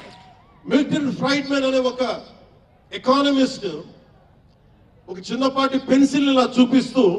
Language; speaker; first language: Telugu; native; Telugu